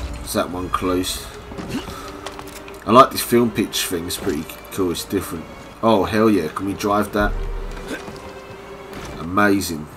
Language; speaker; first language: English; native; English